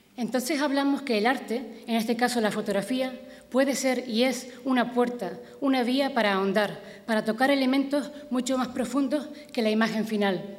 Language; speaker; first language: Spanish; native; Spanish